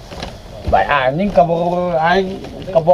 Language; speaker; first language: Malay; non-native, local second language; Sundanese